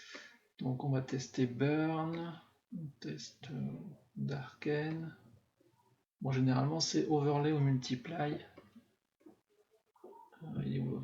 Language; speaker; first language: French; native; French